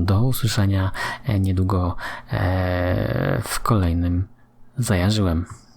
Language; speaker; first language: Polish; native; Polish